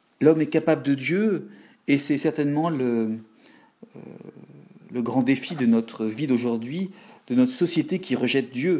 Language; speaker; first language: French; native; French